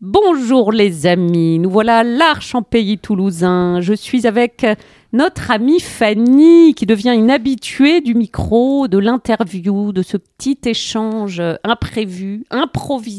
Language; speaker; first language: French; native; French